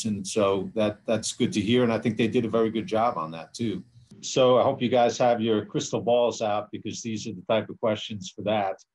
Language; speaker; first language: English; native; English